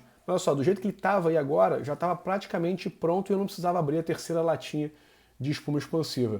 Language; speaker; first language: Portuguese; native; Portuguese